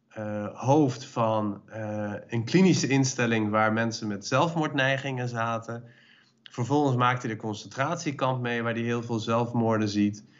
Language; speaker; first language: Dutch; early bilingual, other home language; Persian